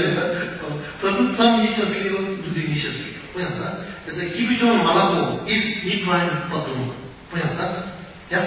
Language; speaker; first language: Russian; non-native, learner; Tibetan